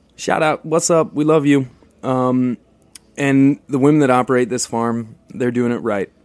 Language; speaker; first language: English; native; English